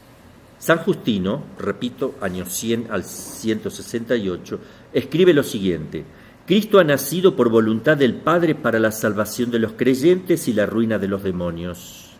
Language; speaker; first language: Spanish; native; Spanish